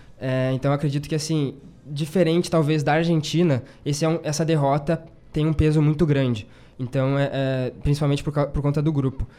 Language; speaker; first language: Portuguese; native; Portuguese